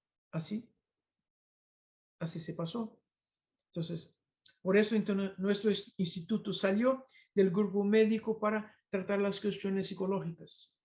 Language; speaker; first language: Spanish; non-native, fluent; Portuguese